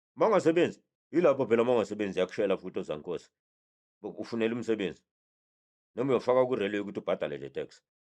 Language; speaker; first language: Zulu; native; Zulu